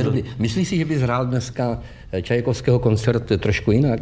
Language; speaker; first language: Czech; native; Czech